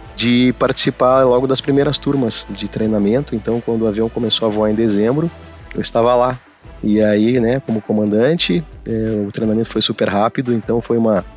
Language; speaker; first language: Portuguese; native; Portuguese